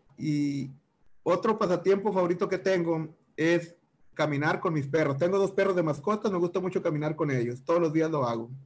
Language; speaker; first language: Spanish; native; Spanish